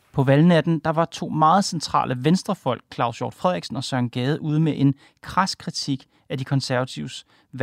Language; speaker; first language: Danish; native; Danish